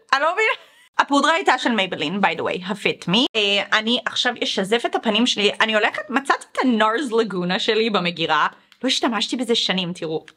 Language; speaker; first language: Hebrew; early bilingual, other home language; English